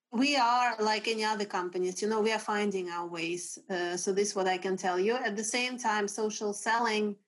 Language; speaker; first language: English; non-native, fluent; Russian